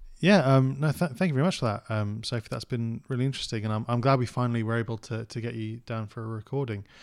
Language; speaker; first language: English; native; English